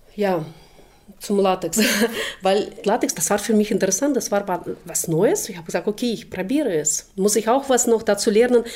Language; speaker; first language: German; non-native, fluent; Russian